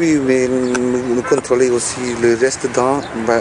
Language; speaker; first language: French; non-native, learner; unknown